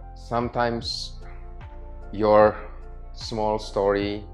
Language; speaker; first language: English; non-native, fluent; Indonesian